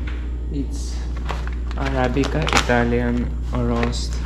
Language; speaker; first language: English; non-native, learner; Russian